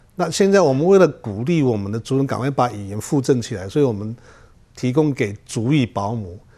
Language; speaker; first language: Chinese; non-native, local second language; Amis